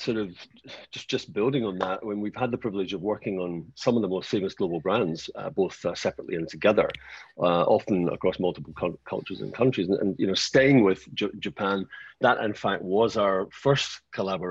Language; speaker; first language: English; native; English